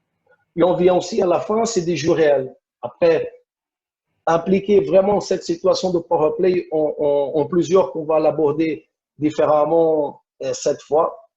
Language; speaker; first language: French; non-native, fluent; Portuguese